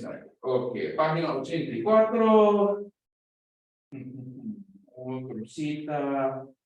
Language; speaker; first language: Spanish; non-native, fluent; English